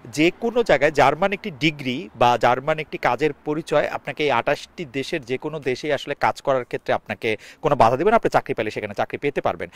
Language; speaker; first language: Bangla; native; Bangla